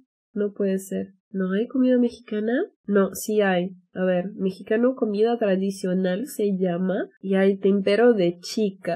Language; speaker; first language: Spanish; non-native, fluent; Portuguese